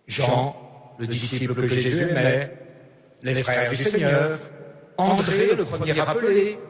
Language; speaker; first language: French; native; French